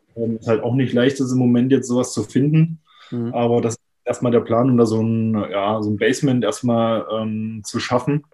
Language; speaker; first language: German; native; German